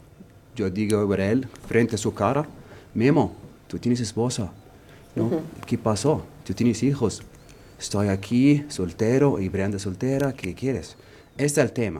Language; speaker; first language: Spanish; non-native, learner; Arabic